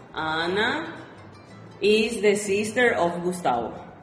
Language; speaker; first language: English; non-native, fluent; Spanish